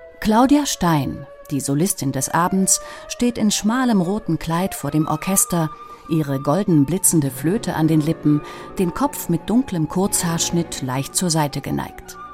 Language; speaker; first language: German; native; German